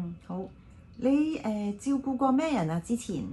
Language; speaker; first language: Cantonese; native; Cantonese